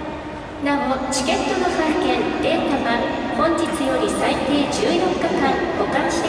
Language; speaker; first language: Japanese; native; Japanese